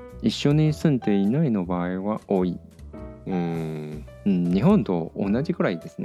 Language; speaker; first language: Japanese; non-native, fluent; Chinese